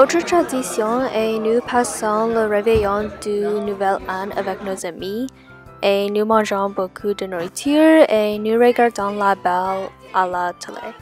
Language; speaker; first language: French; non-native, learner; English